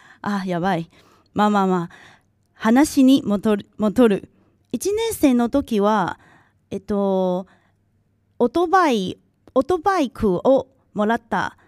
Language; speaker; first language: Japanese; non-native, local second language; Chinese